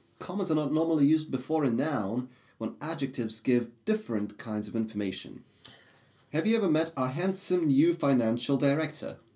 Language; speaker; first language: English; non-native, fluent; Russian